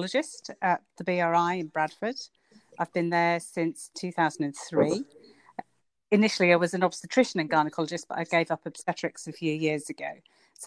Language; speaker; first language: English; native; English